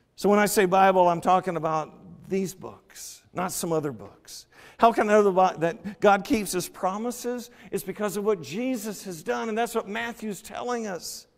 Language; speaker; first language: English; native; English